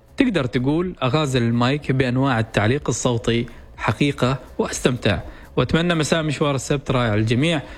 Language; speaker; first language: Arabic; native; Arabic